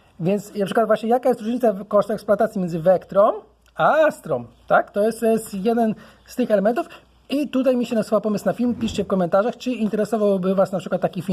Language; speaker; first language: Polish; native; Polish